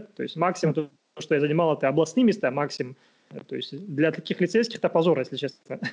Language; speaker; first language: Russian; non-native, local second language; Kazakh